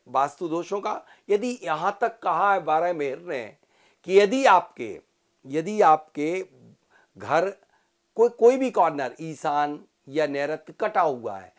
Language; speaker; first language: Hindi; native; Hindi